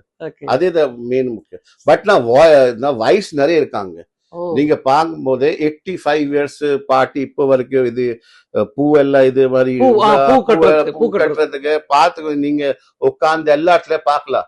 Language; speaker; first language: Tamil; non-native, fluent; Hindi